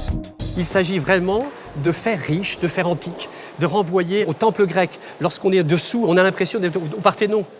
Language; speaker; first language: French; native; French